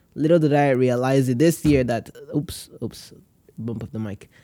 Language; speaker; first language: English; non-native, local second language; Yoruba